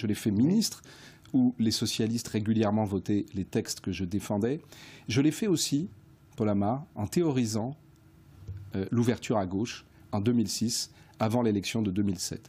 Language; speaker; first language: French; native; French